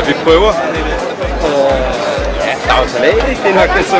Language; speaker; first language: Danish; native; Danish